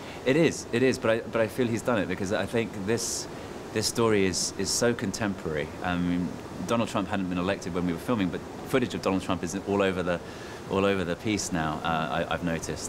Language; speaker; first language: English; native; English